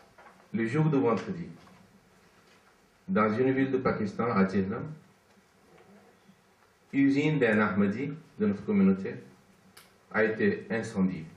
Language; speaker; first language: French; non-native, fluent; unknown